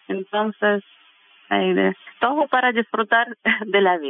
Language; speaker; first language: Spanish; non-native, fluent; Russian